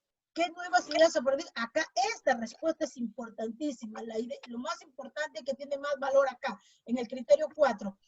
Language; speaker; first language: Spanish; native; Spanish